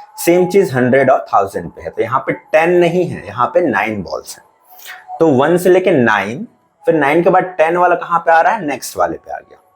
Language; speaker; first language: Hindi; native; Hindi